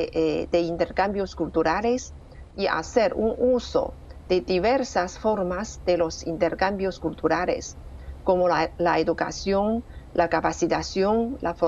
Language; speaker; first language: Spanish; non-native, fluent; Chinese